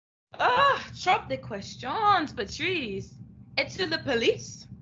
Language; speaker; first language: French; non-native, learner; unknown